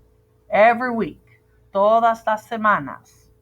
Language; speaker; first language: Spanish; non-native, fluent; English